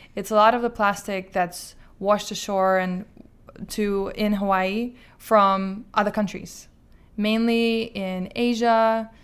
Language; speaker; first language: English; non-native, fluent; Azerbaijani